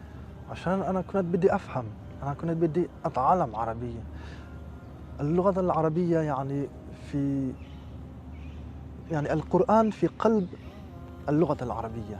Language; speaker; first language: Arabic; non-native, fluent; French